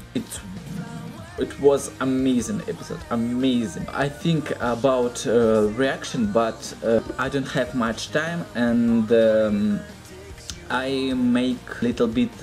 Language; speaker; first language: English; non-native, learner; Russian